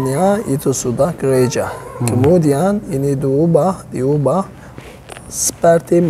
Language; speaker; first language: Indonesian; non-native, learner; Turkish